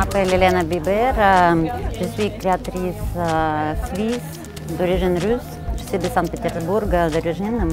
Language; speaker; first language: French; non-native, fluent; Russian